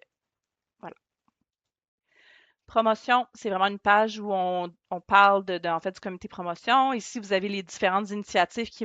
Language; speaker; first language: French; native; French